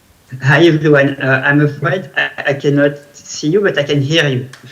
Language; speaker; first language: English; non-native, fluent; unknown